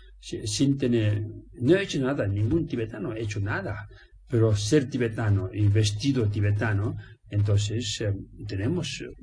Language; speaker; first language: Spanish; non-native, learner; Tibetan